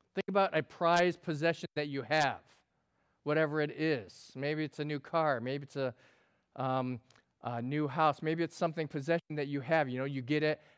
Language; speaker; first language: English; native; English